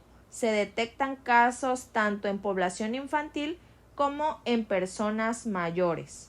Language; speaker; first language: Spanish; native; Spanish